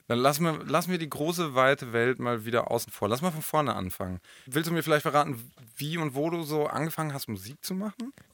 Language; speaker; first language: German; native; German